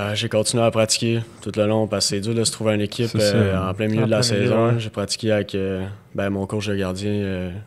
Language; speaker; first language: French; native; French